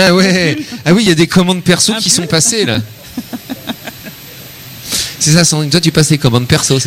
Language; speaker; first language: French; native; French